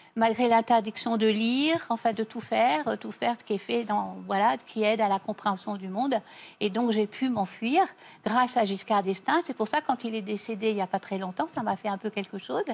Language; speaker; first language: French; native; French